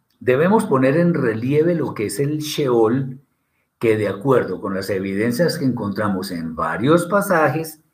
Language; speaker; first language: Spanish; native; Spanish